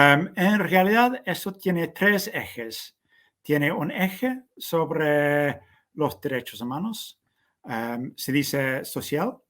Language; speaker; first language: Spanish; non-native, fluent; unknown